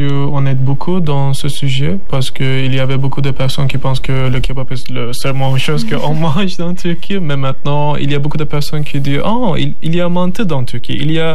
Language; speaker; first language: French; non-native, learner; Turkish